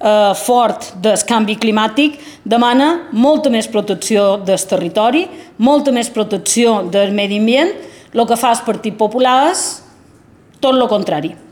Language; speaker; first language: Catalan; native; Catalan